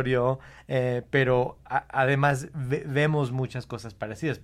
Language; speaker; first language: Spanish; early bilingual, heritage; Spanish